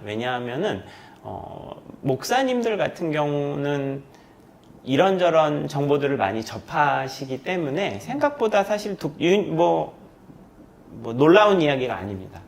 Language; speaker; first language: Korean; native; Korean